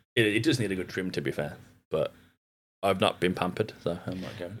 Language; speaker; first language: English; native; English